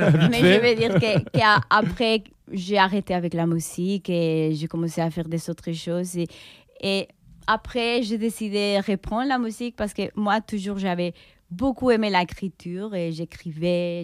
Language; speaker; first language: French; non-native, fluent; Spanish